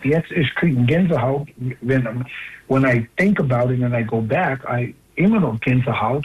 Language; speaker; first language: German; non-native, fluent; English